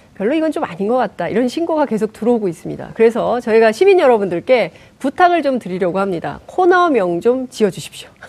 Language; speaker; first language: Korean; native; Korean